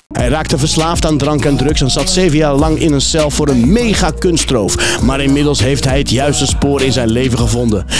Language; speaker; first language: Dutch; early bilingual, other home language; Riffian